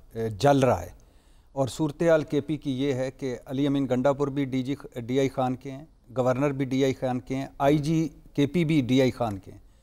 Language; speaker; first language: Urdu; non-native, local second language; Punjabi